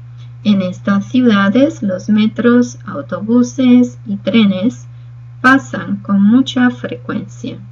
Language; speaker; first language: Spanish; non-native, fluent; Portuguese